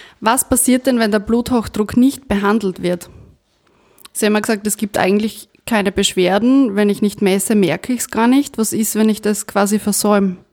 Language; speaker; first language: German; native; German